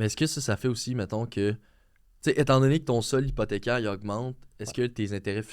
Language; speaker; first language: French; native; French